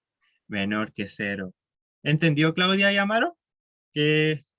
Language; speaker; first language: Spanish; native; Spanish